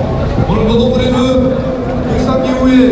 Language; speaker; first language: Korean; native; Korean